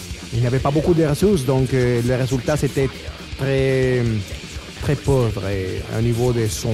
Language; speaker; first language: French; non-native, fluent; Spanish